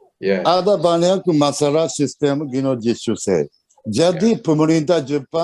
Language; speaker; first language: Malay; non-native, learner; Japanese